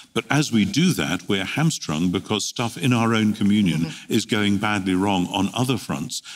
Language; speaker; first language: English; native; English